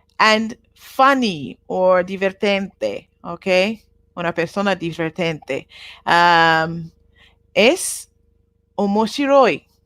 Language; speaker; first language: Spanish; non-native, learner; Japanese